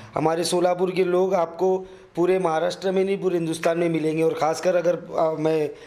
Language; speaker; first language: Hindi; non-native, local second language; Urdu